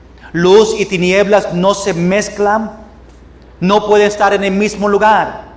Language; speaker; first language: Spanish; non-native, fluent; English